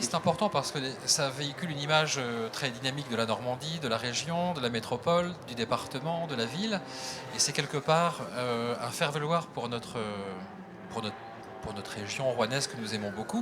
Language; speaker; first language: French; native; French